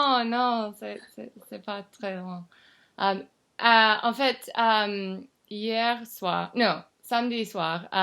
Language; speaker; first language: French; non-native, learner; English